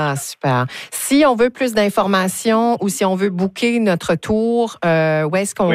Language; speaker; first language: French; native; French